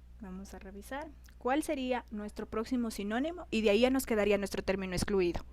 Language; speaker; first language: Spanish; native; Spanish